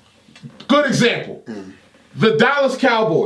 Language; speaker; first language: English; native; English